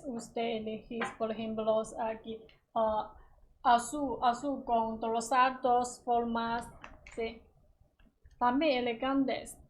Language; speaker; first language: Spanish; non-native, learner; Chinese